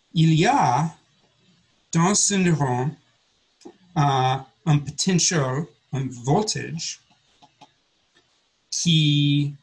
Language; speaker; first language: French; non-native, learner; English